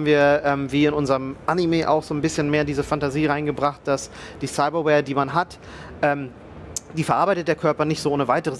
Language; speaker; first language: German; native; German